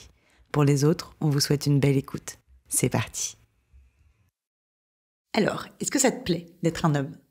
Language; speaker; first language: French; native; French